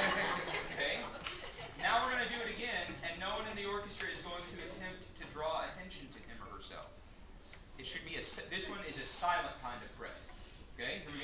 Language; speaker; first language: English; native; English